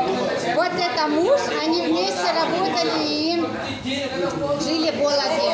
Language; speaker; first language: Russian; non-native, learner; Vietnamese